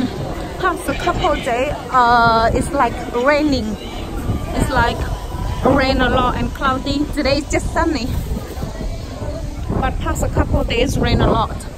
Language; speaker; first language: English; non-native, fluent; Khmer